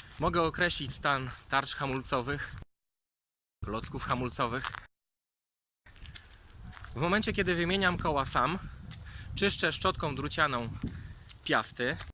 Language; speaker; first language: Polish; native; Polish